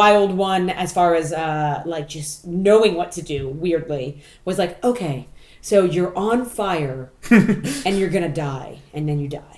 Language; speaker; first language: English; native; English